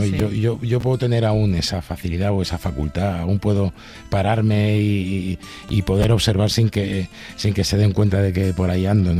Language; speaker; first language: Spanish; native; Spanish